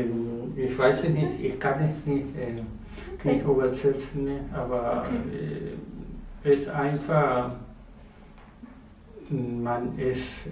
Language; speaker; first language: German; non-native, learner; Spanish